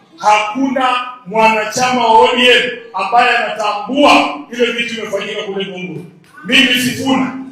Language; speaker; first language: Swahili; non-native, local second language; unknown